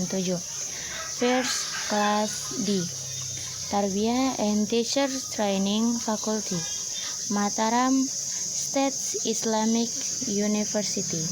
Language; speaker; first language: English; non-native, learner; Indonesian